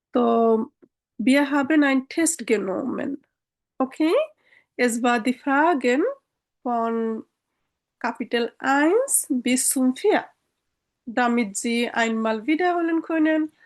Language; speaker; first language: German; non-native, fluent; Bangla